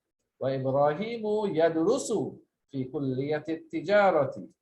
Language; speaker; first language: Arabic; non-native, fluent; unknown